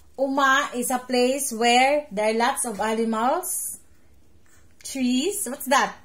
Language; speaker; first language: English; non-native, local second language; Cebuano